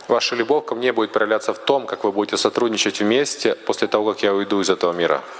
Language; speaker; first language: Russian; native; Russian